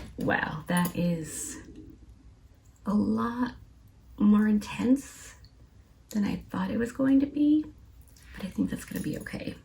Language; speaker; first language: English; native; English